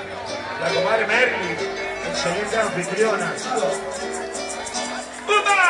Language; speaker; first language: Spanish; native; Spanish